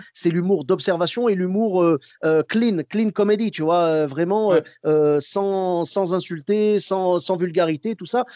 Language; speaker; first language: French; early bilingual, other home language; Arabic